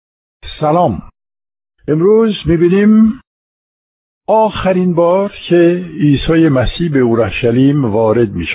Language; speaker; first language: Persian; non-native, fluent; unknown